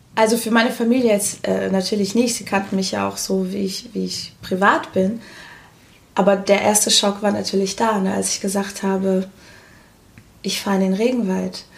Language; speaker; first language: German; early bilingual, other home language; Portuguese